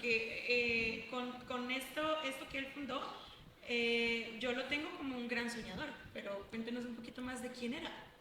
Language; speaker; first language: Spanish; native; Spanish